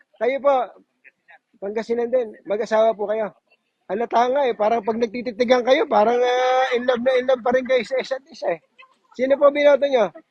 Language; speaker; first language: Filipino; native; Filipino